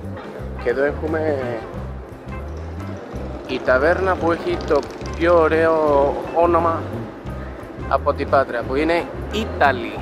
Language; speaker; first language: Greek; non-native, learner; Spanish